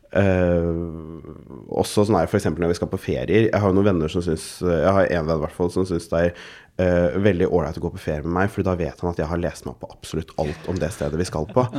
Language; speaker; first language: Norwegian; early bilingual, other home language; Urdu